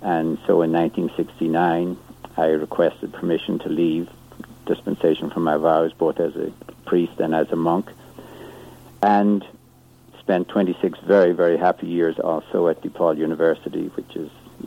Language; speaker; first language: English; native; English